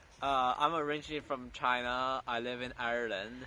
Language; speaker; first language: English; non-native, fluent; Chinese